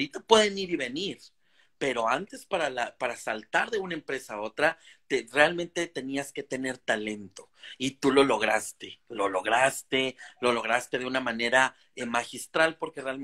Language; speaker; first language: Spanish; native; Spanish